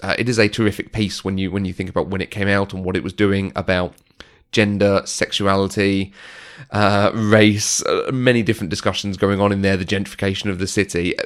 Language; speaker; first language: English; native; English